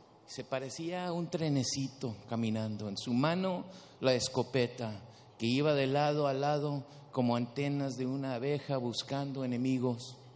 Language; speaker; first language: Spanish; early bilingual, heritage; Spanish